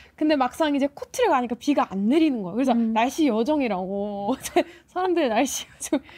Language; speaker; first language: Korean; non-native, fluent; Ukrainian